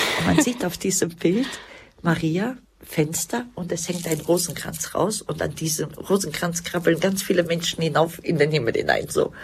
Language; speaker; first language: German; early bilingual, other home language; Croatian